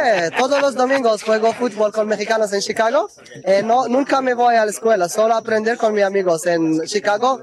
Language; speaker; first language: Spanish; non-native, learner; Arabic